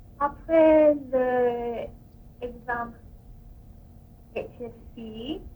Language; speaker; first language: French; non-native, learner; English